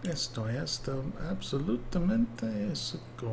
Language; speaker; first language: Spanish; non-native, learner; English